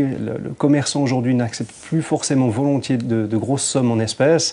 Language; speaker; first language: French; native; French